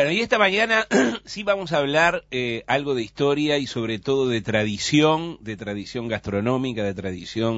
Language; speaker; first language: Spanish; native; Spanish